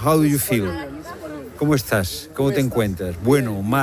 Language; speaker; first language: Spanish; native; Spanish